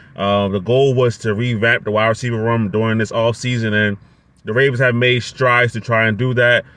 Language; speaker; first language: English; native; English